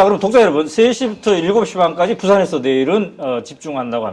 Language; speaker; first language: Korean; native; Korean